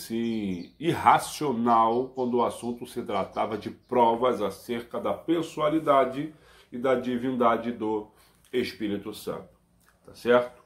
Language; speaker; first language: Portuguese; native; Portuguese